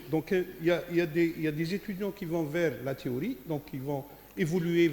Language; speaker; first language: French; non-native, local second language; Kabyle